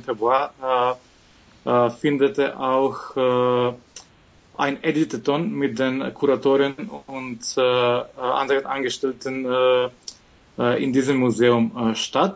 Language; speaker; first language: German; non-native, fluent; Macedonian